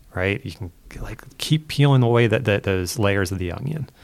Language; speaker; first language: English; native; English